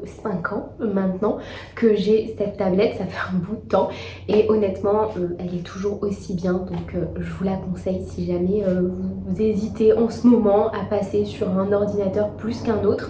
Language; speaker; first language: French; native; French